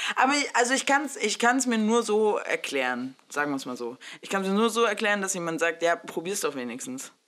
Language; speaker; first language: German; early bilingual, other home language; Spanish